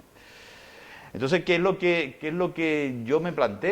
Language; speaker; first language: Spanish; native; Spanish